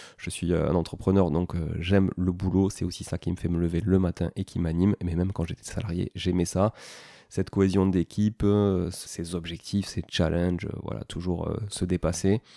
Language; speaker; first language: French; native; French